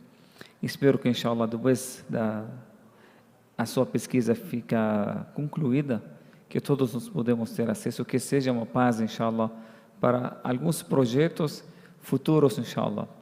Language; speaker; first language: Portuguese; non-native, fluent; Arabic